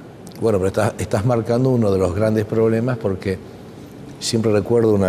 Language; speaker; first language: Spanish; native; Spanish